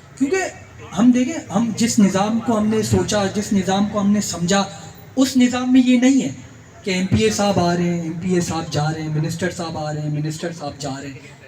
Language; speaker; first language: Urdu; native; Urdu